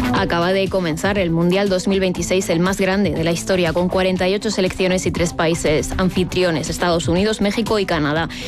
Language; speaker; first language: Spanish; native; Spanish